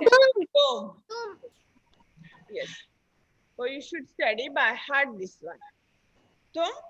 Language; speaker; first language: English; non-native, local second language; Malayalam